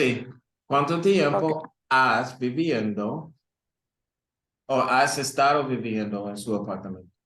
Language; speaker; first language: Spanish; non-native, learner; English